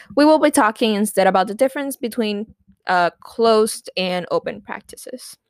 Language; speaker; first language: English; non-native, fluent; Spanish